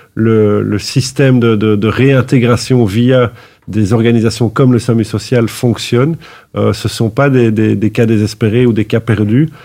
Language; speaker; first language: French; native; French